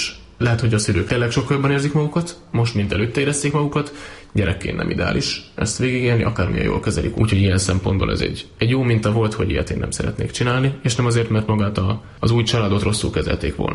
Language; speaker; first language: Hungarian; native; Hungarian